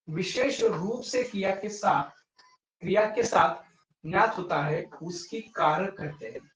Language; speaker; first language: Hindi; non-native, local second language; Marathi